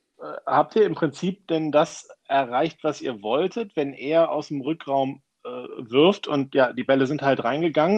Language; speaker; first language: German; native; German